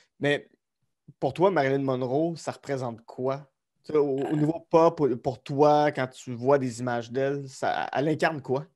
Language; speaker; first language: French; native; French